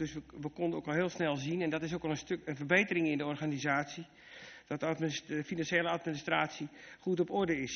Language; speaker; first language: Dutch; native; Dutch